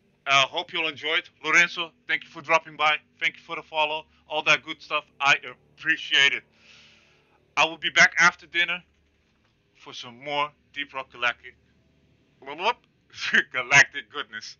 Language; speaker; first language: English; non-native, fluent; Dutch